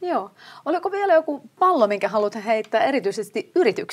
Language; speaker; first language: Finnish; native; Finnish